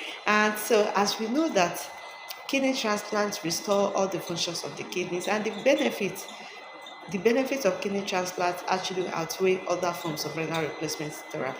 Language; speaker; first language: English; non-native, local second language; Yoruba